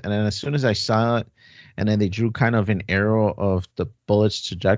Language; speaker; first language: English; native; English